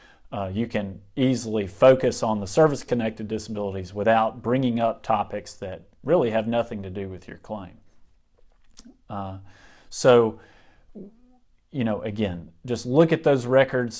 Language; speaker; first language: English; native; English